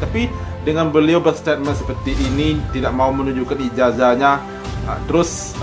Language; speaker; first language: Indonesian; native; Indonesian